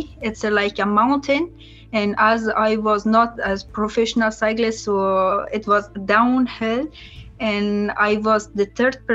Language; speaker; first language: English; non-native, learner; Persian